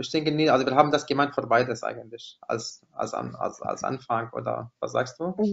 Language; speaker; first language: German; non-native, fluent; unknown